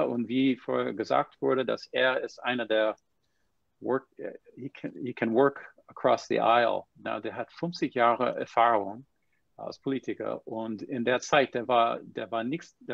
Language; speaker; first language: German; non-native, fluent; English